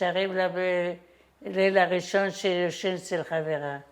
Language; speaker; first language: Hebrew; non-native, fluent; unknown